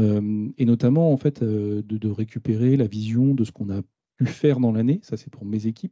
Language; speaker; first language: French; native; French